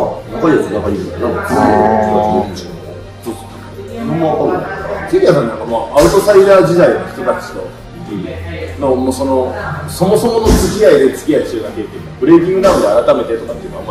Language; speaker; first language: Japanese; native; Japanese